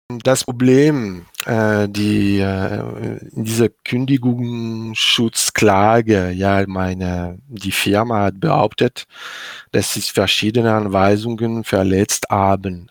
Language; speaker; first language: German; non-native, learner; French